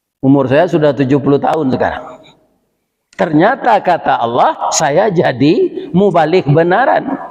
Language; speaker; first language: Malay; non-native, local second language; Minangkabau